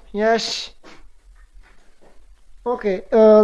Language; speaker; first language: English; non-native, fluent; Croatian